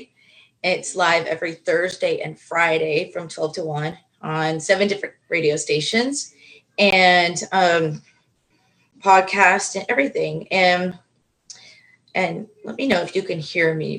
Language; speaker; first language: English; native; English